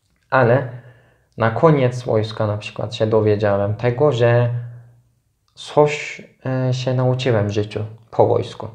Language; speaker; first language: Polish; non-native, fluent; Turkish